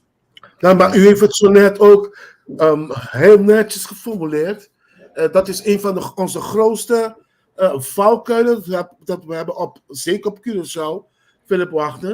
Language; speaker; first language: Dutch; non-native, local second language; Papiamento